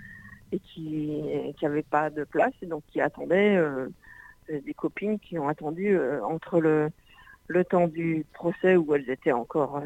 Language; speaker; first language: French; native; French